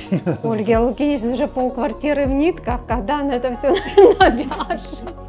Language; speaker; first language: Russian; native; Russian